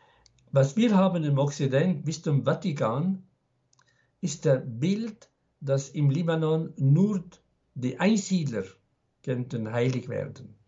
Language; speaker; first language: German; non-native, fluent; Arabic